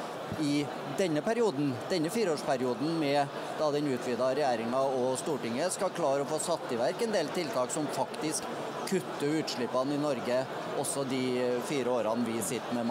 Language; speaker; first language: Norwegian; native; Norwegian